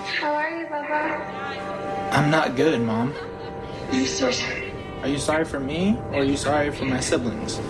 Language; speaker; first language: English; native; English